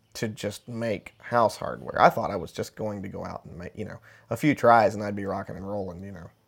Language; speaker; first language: English; native; English